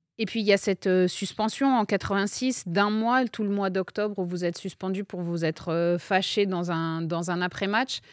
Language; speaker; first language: French; native; French